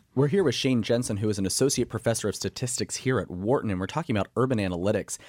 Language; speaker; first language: English; native; English